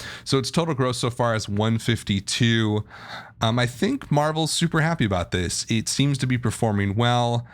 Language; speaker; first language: English; native; English